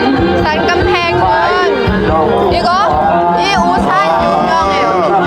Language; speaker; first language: Korean; non-native, learner; Thai